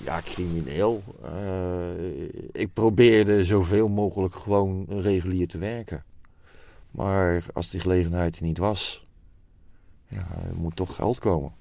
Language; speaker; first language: Dutch; native; Dutch